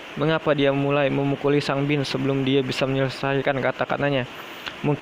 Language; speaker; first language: Indonesian; native; Indonesian